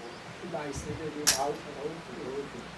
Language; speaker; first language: German; native; German